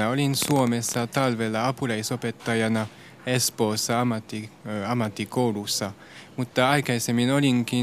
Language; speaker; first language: Finnish; non-native, fluent; French